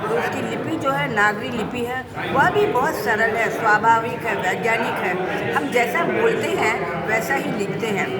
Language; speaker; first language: Hindi; non-native, local second language; Tamil